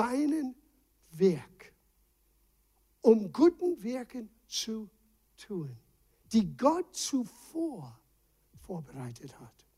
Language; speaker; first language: German; non-native, fluent; English